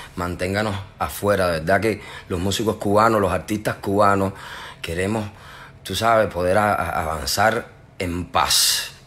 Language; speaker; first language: Spanish; native; Spanish